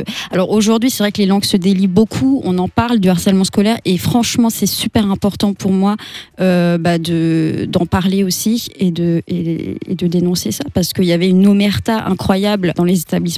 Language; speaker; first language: French; native; French